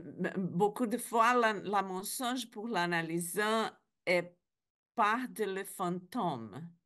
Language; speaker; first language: French; non-native, learner; Spanish